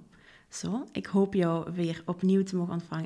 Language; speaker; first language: Dutch; native; Dutch